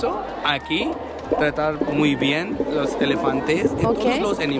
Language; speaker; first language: Spanish; non-native, learner; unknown